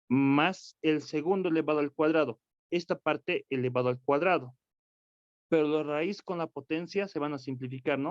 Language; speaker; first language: Spanish; native; Spanish